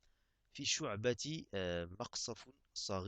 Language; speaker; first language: Arabic; non-native, fluent; French